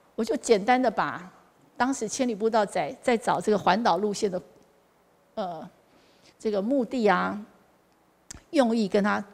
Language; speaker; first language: Chinese; native; Chinese